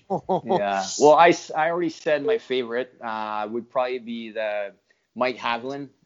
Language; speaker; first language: English; non-native, fluent; French